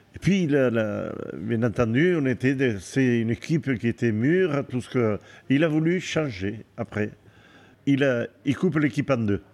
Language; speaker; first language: French; native; French